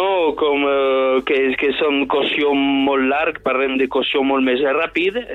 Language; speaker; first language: Catalan; non-native, fluent; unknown